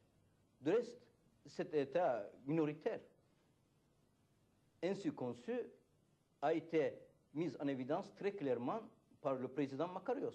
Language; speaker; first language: French; non-native, fluent; Turkish